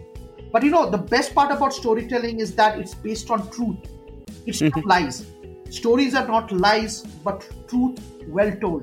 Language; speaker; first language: English; non-native, local second language; Bangla